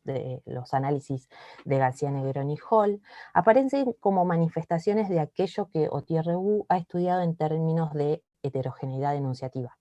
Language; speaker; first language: Spanish; native; Spanish